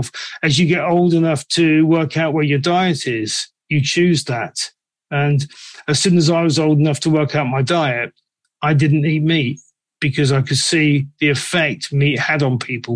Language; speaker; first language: English; native; English